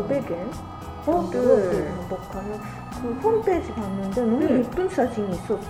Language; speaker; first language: Korean; non-native, learner; Japanese